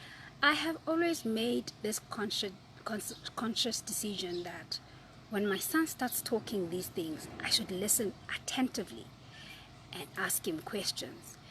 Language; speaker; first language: English; non-native, local second language; Zulu